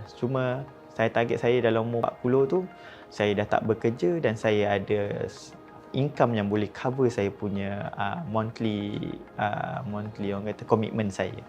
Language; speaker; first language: Malay; native; Malay